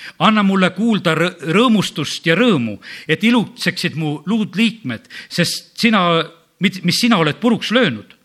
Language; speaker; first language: Estonian; native; Estonian